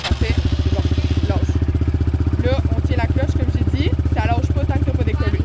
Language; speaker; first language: French; native; French